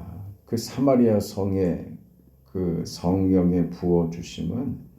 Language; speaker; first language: Korean; native; Korean